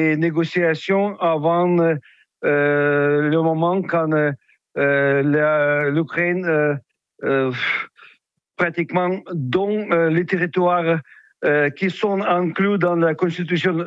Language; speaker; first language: French; non-native, fluent; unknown